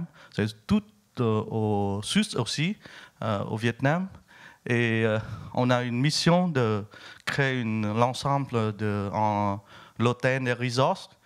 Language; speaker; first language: French; non-native, fluent; Vietnamese